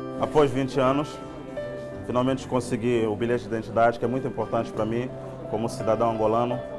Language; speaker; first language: Portuguese; native; Portuguese